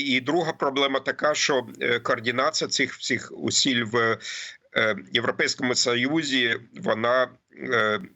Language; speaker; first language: Ukrainian; non-native, fluent; German